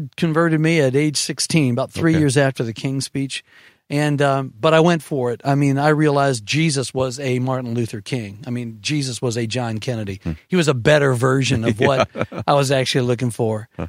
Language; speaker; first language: English; native; English